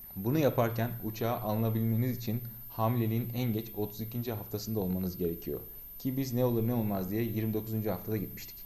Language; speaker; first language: Turkish; native; Turkish